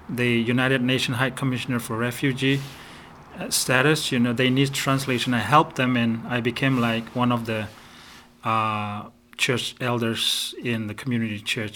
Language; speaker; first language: English; non-native, fluent; Burmese